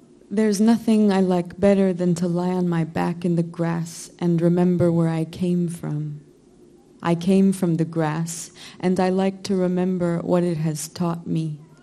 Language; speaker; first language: English; native; English